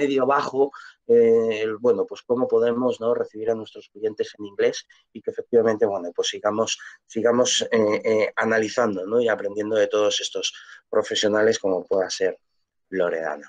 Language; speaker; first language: Spanish; native; Spanish